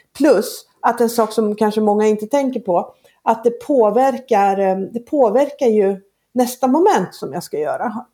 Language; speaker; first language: Swedish; native; Swedish